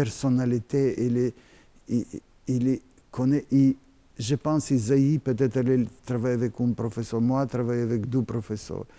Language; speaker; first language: French; non-native, learner; Russian